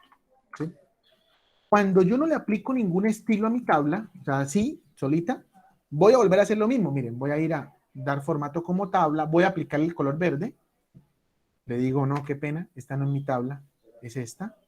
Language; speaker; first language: Spanish; native; Spanish